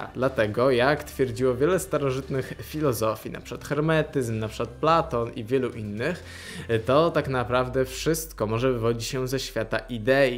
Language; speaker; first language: Polish; native; Polish